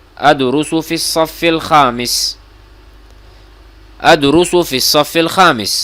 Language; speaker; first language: Arabic; non-native, fluent; Urdu